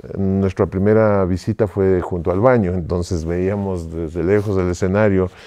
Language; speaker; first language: Spanish; native; Spanish